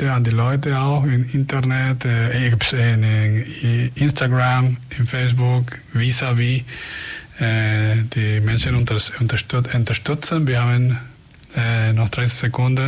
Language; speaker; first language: German; non-native, fluent; Spanish